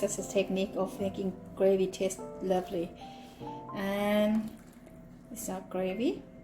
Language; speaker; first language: English; non-native, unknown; Thai